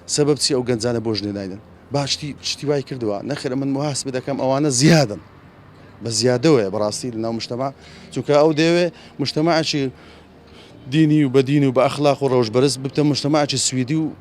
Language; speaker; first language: Central Kurdish; native; Central Kurdish